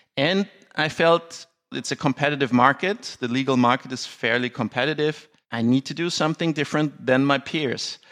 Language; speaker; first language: English; non-native, fluent; German